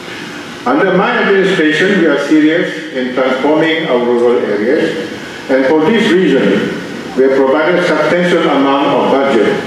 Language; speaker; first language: English; non-native, local second language; Malay